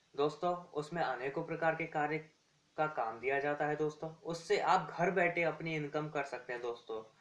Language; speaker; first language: Hindi; native; Hindi